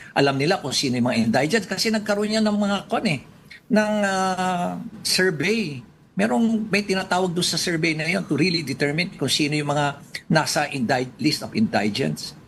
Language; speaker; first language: Filipino; non-native, local second language; Iloko